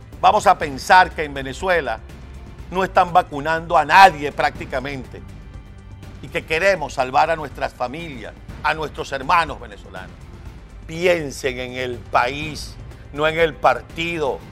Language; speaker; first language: Spanish; native; Spanish